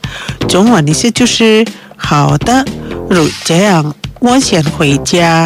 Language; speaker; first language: Chinese; non-native, local second language; Indonesian